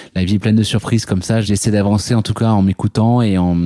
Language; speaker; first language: French; native; French